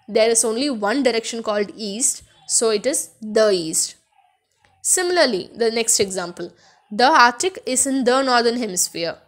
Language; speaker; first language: English; non-native, local second language; Tamil